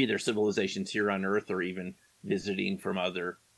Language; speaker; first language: English; native; English